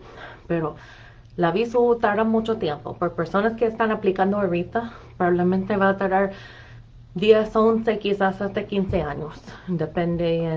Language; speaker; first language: Spanish; non-native, fluent; English